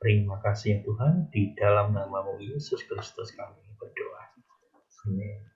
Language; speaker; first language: Indonesian; native; Indonesian